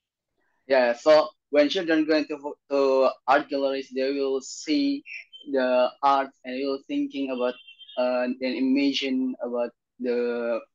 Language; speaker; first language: English; non-native, learner; Indonesian